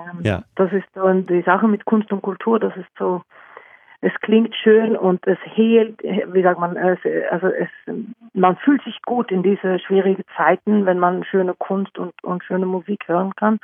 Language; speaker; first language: German; non-native, fluent; Norwegian